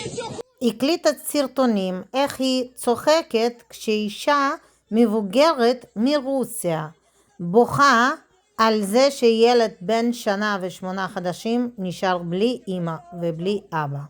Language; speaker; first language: Hebrew; non-native, fluent; Russian